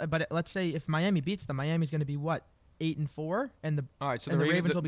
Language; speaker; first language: English; native; English